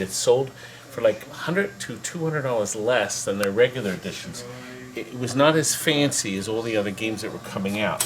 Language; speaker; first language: English; native; English